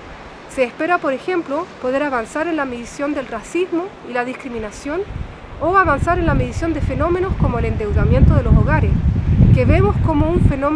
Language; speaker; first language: Spanish; native; Spanish